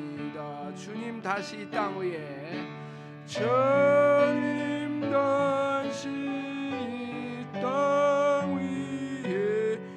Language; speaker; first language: Korean; native; Korean